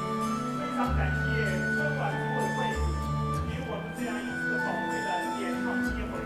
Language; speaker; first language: Chinese; non-native, learner; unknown